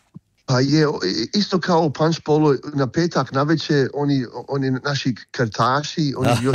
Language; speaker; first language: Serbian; early bilingual, heritage; Croatian